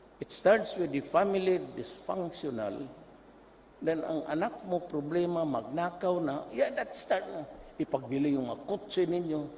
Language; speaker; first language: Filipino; non-native, local second language; Cebuano